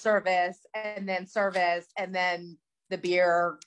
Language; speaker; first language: English; native; English